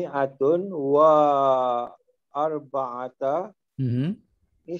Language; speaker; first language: Arabic; non-native, learner; Malay